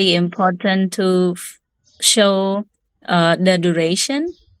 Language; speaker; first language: English; non-native, learner; Khmer